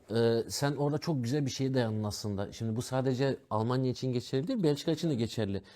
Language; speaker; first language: Turkish; early bilingual, heritage; Turkish